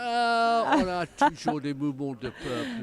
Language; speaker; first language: French; non-native, fluent; English